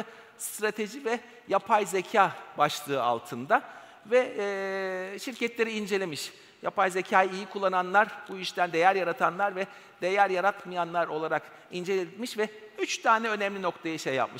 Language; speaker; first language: Turkish; native; Turkish